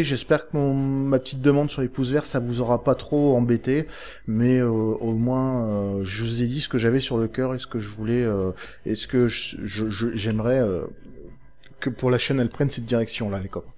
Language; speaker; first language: French; native; French